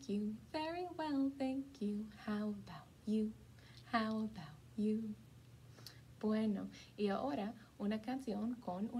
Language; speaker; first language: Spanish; non-native, fluent; English